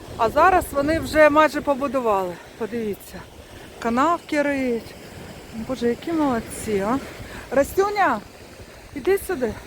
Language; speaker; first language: Ukrainian; native; Ukrainian